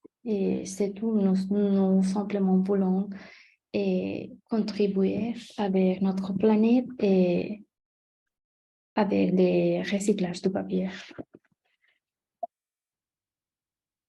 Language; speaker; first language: French; non-native, learner; Spanish